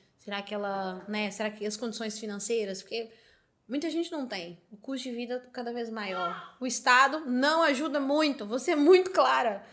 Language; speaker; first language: Portuguese; native; Portuguese